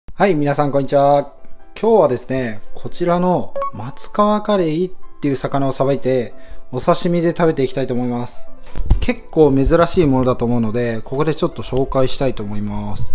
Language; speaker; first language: Japanese; native; Japanese